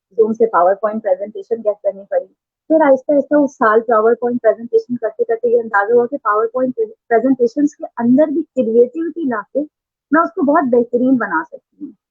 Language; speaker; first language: Urdu; native; Urdu